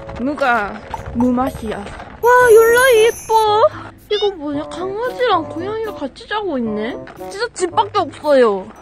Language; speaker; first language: Korean; non-native, fluent; Japanese